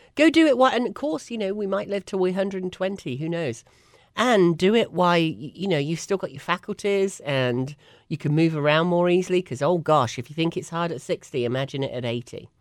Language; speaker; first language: English; native; English